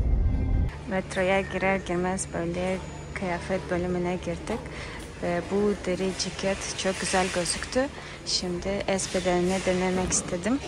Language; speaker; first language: Turkish; non-native, fluent; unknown